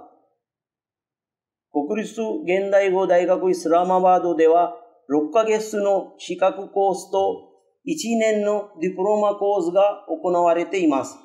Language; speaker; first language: Japanese; non-native, fluent; Urdu